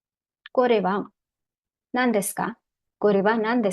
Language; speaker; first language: Japanese; non-native, learner; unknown